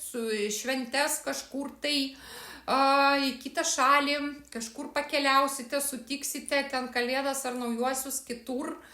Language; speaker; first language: Lithuanian; native; Lithuanian